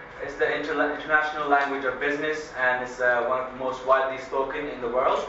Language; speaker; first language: English; early bilingual, other home language; Hindi